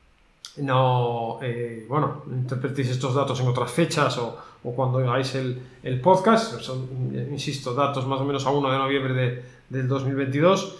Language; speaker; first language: Spanish; native; Spanish